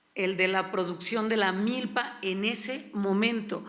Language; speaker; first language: Spanish; native; Spanish